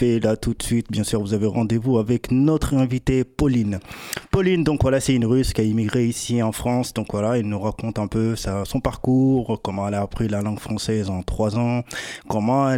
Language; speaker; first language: French; native; French